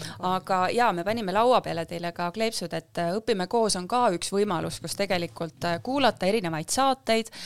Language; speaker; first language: Estonian; native; Estonian